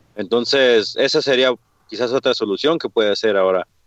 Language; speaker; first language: Spanish; early bilingual, heritage; Spanish